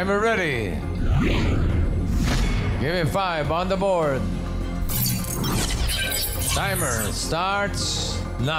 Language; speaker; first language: English; non-native, local second language; Filipino